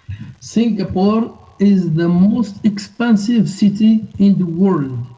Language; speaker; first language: English; non-native, learner; Arabic